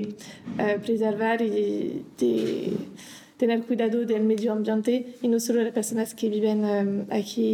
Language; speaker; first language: Spanish; non-native, learner; French